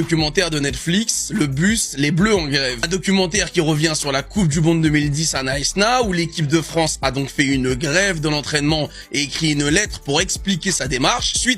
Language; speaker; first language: French; native; French